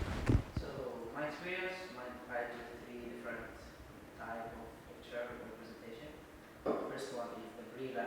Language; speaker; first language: English; non-native, learner; Arabic